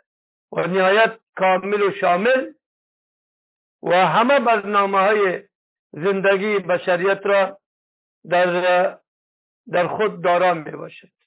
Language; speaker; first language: Persian; native; Persian